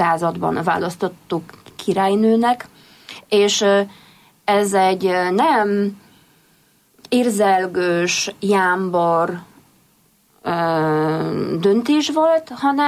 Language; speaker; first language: Hungarian; non-native, fluent; Polish